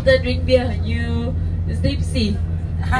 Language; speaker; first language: English; non-native, learner; Vietnamese